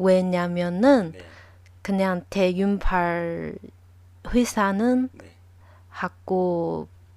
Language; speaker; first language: Korean; non-native, learner; Chinese